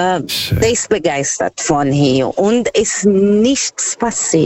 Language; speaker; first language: German; non-native, learner; Portuguese